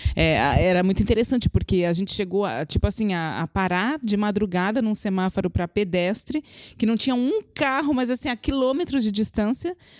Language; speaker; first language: Portuguese; native; Portuguese